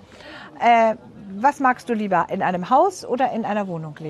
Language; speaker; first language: German; native; German